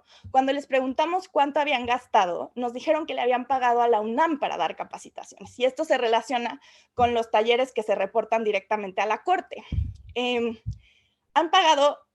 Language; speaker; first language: Spanish; native; Spanish